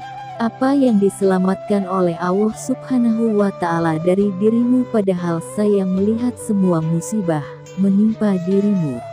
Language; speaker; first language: Indonesian; native; Indonesian